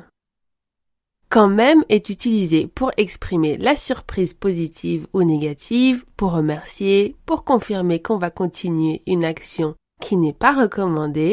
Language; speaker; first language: French; native; French